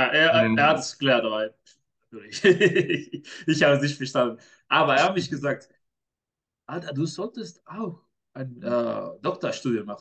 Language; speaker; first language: German; non-native, fluent; Spanish